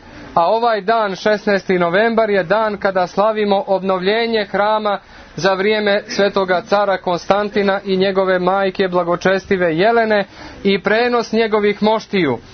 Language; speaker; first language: Croatian; native; Croatian